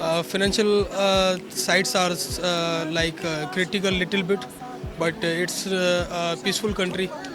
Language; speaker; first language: English; non-native, local second language; Sindhi